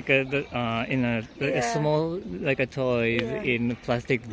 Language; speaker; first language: English; non-native, fluent; Japanese